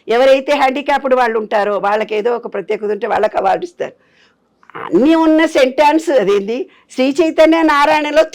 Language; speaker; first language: Telugu; native; Telugu